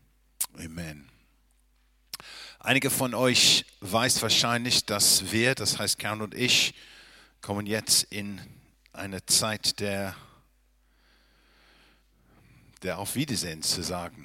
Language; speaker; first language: German; non-native, fluent; English